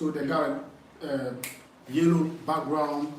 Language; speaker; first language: English; non-native, fluent; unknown